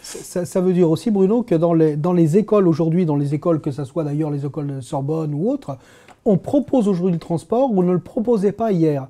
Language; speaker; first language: French; native; French